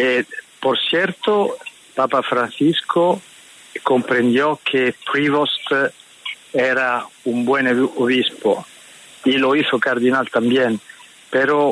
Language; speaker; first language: Spanish; non-native, fluent; Italian